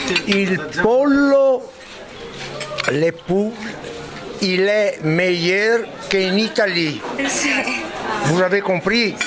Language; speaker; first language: French; non-native, learner; Italian